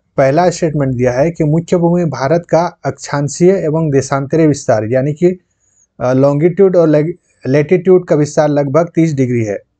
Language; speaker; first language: Hindi; non-native, local second language; Santali